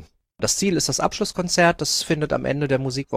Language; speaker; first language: German; native; German